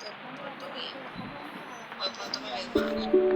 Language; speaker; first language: Spanish; native; Spanish